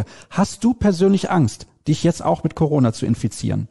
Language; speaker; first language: German; native; German